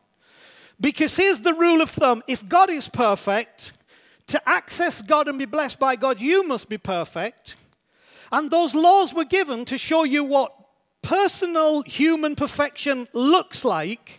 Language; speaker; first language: English; native; English